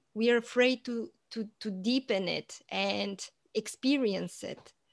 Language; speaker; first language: English; non-native, fluent; Portuguese